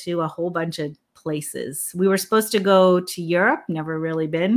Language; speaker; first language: English; non-native, local second language; Filipino